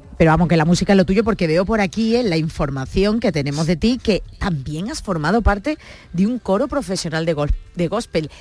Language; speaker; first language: Spanish; native; Spanish